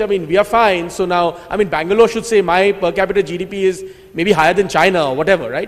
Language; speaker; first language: English; non-native, local second language; Bangla